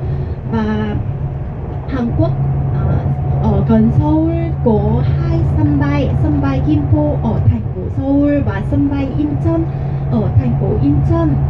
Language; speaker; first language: Vietnamese; non-native, learner; Korean